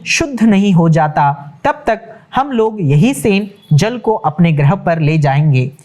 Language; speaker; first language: Hindi; non-native, local second language; Telugu